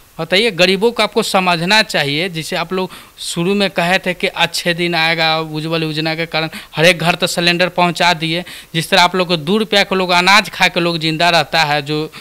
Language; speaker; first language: Hindi; native; Hindi